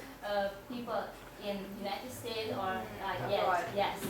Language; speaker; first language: English; non-native, fluent; Indonesian